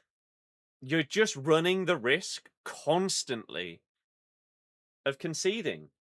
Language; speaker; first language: English; native; English